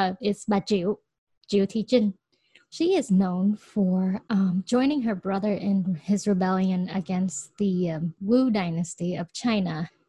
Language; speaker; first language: English; early bilingual, other home language; Vietnamese